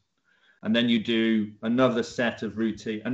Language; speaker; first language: English; native; English